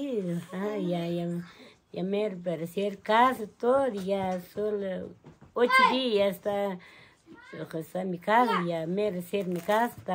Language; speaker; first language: Spanish; non-native, local second language; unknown